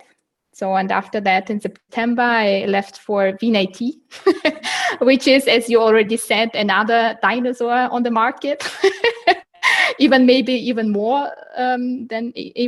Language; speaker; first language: English; non-native, fluent; Uzbek